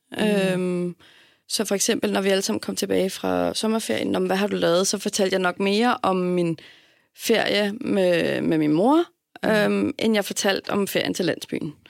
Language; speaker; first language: Danish; native; Danish